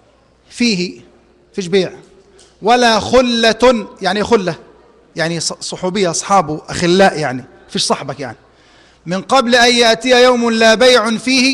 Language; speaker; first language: Arabic; native; Arabic